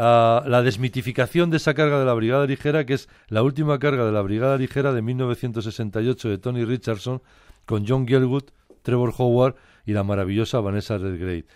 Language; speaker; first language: Spanish; native; Spanish